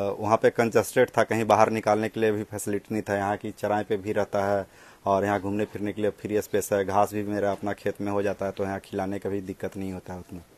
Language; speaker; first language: Hindi; native; Hindi